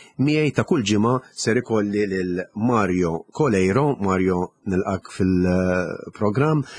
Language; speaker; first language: Maltese; native; Maltese